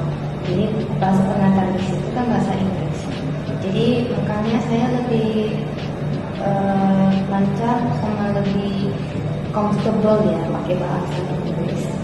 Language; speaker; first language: Indonesian; non-native, local second language; Min Nan Chinese